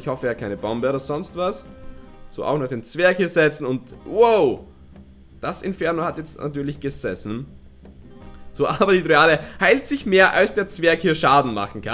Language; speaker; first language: German; native; German